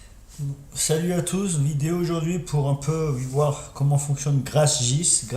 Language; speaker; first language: French; native; French